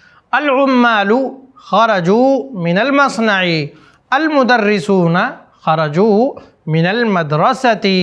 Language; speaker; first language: Arabic; non-native, fluent; Urdu